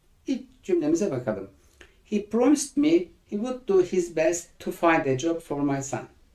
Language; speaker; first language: English; non-native, fluent; Turkish